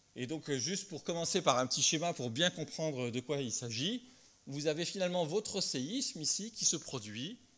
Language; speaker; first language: French; native; French